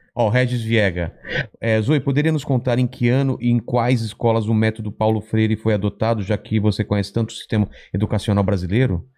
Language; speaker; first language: Portuguese; native; Portuguese